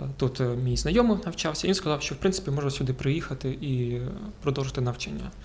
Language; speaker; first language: Ukrainian; non-native, local second language; Russian